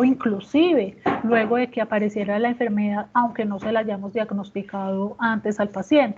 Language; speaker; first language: Spanish; native; Spanish